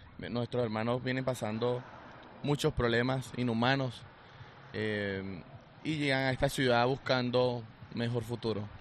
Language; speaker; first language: Spanish; native; Spanish